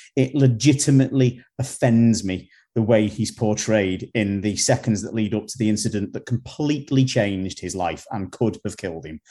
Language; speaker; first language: English; native; English